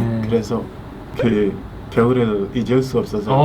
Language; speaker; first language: Korean; non-native, learner; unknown